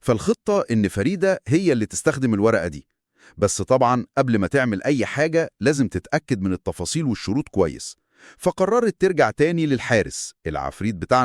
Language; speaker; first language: Arabic; native; Arabic